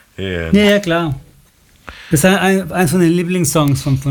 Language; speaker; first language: German; native; German